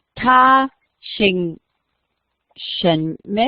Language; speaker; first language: Chinese; non-native, learner; English